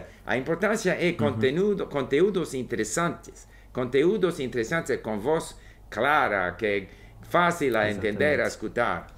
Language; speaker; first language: Portuguese; non-native, learner; English